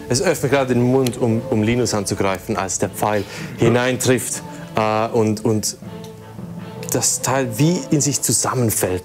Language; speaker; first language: German; native; German